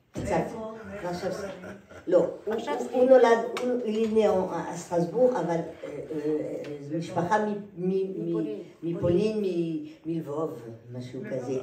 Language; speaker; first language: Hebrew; non-native, learner; French